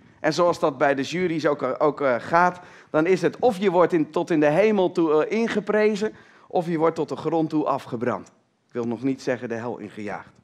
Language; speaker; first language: Dutch; native; Dutch